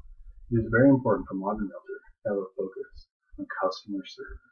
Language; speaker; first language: English; native; English